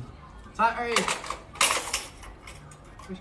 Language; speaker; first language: Chinese; non-native, learner; Japanese